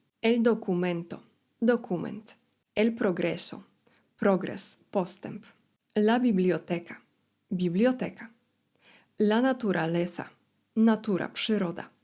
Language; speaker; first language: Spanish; non-native, fluent; Polish